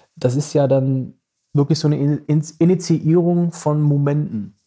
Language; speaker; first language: German; native; German